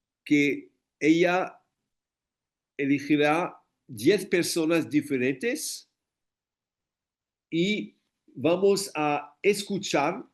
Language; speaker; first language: Spanish; non-native, fluent; English